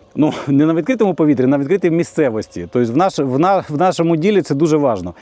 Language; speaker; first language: Ukrainian; native; Ukrainian